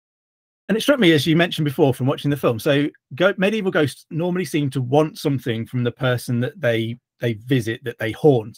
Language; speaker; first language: English; native; English